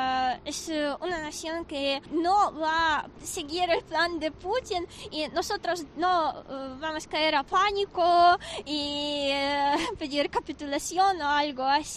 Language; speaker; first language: Spanish; non-native, fluent; Ukrainian